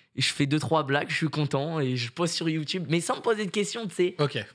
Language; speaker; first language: French; native; French